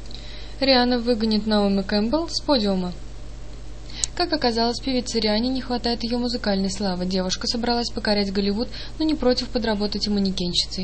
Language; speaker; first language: Russian; native; Russian